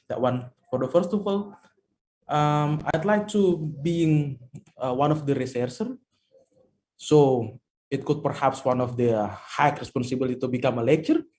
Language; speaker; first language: English; non-native, fluent; Indonesian